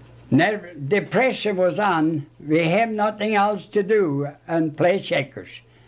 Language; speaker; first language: English; non-native, fluent; Swedish